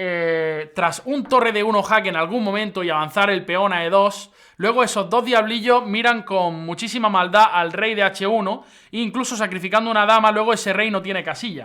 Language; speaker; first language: Spanish; native; Spanish